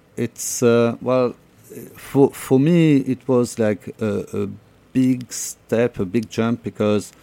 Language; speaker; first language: English; non-native, fluent; French